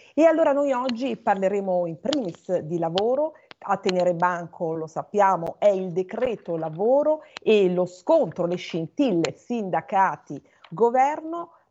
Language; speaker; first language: Italian; native; Italian